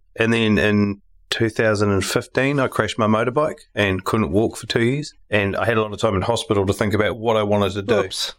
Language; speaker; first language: English; native; English